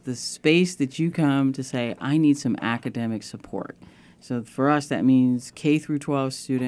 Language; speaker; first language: English; native; English